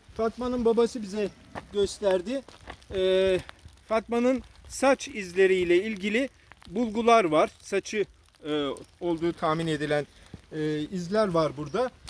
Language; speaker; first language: Turkish; native; Turkish